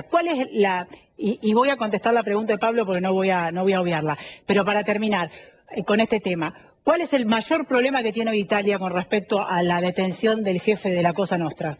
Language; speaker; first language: Spanish; native; Spanish